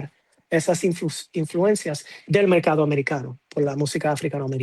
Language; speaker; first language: Spanish; non-native, fluent; English